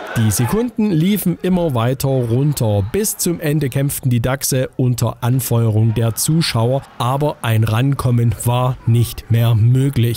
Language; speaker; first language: German; native; German